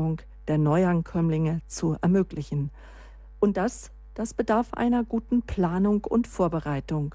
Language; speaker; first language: German; native; German